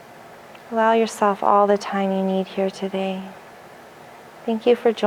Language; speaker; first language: English; native; English